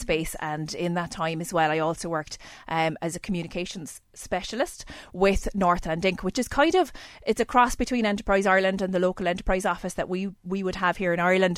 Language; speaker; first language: English; native; English